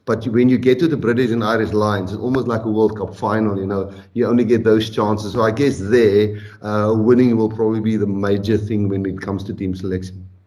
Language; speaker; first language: English; non-native, local second language; Afrikaans